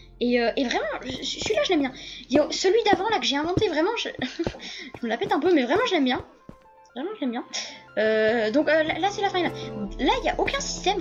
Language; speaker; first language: French; native; French